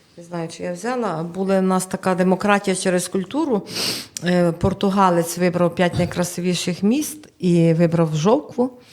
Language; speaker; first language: Ukrainian; native; Ukrainian